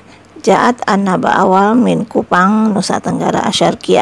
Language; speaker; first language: Arabic; non-native, fluent; Indonesian